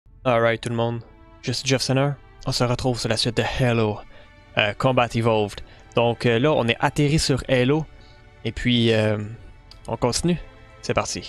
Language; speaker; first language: French; native; French